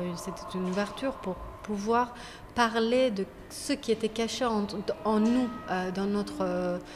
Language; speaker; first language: French; non-native, fluent; Persian